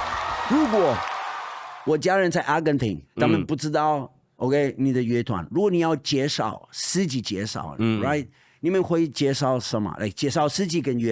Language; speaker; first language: Chinese; non-native, fluent; Spanish